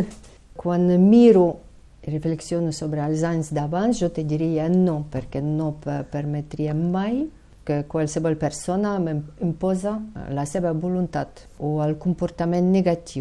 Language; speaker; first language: Catalan; non-native, fluent; Ukrainian